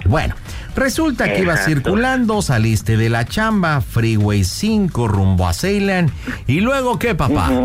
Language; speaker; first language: Spanish; native; Spanish